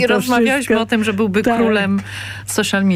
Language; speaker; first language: Polish; native; Polish